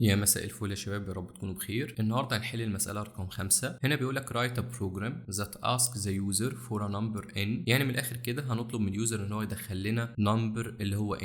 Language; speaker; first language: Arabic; native; Arabic